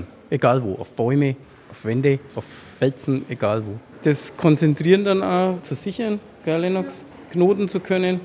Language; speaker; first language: German; native; German